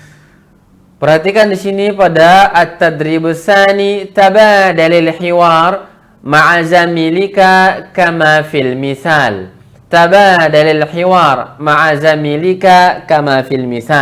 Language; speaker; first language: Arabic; non-native, fluent; Indonesian